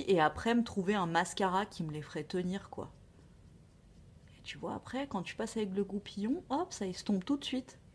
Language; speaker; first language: French; native; French